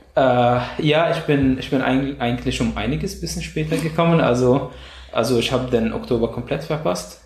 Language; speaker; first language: German; non-native, fluent; Arabic